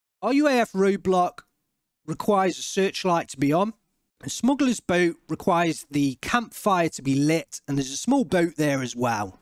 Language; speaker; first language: English; native; English